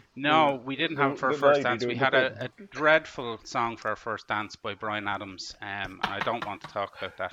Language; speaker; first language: English; native; English